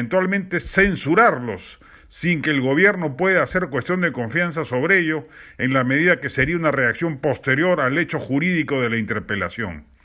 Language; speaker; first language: Spanish; native; Spanish